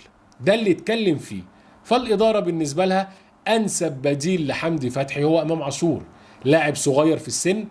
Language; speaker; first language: Arabic; native; Arabic